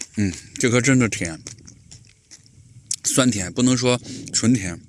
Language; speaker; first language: Chinese; native; Chinese